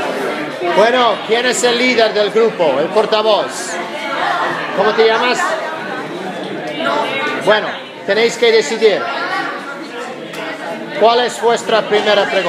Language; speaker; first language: Spanish; non-native, fluent; English